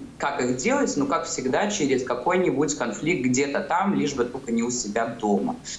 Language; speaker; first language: Russian; native; Russian